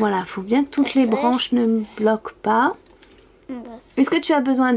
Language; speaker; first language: French; native; French